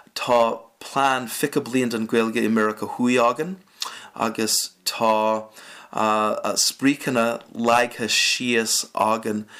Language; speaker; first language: Irish; non-native, fluent; English